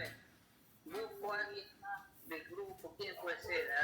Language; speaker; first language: Spanish; native; Spanish